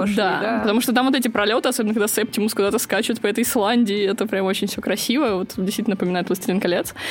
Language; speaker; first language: Russian; native; Russian